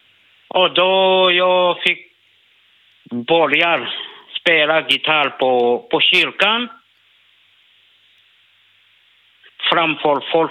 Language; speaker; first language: Swedish; non-native, learner; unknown